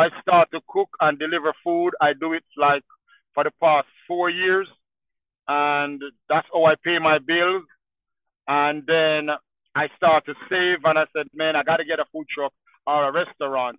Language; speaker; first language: English; non-native, local second language; Jamaican Creole English